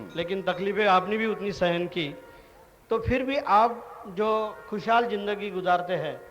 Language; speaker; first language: Hindi; non-native, local second language; Marathi